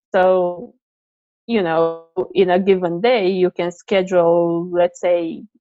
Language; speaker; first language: English; non-native, fluent; Romanian